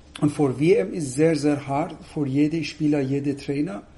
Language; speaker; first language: German; non-native, learner; Persian